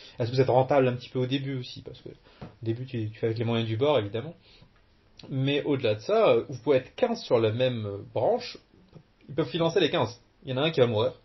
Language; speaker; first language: French; early bilingual, other home language; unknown